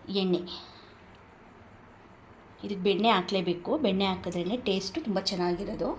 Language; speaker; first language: Kannada; native; Kannada